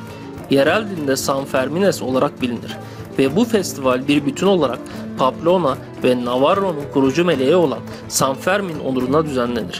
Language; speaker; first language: Turkish; native; Turkish